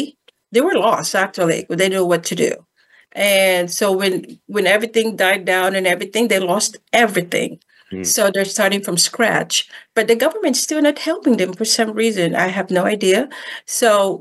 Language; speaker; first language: English; non-native, local second language; Filipino